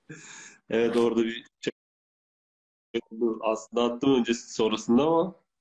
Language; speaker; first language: Turkish; native; Turkish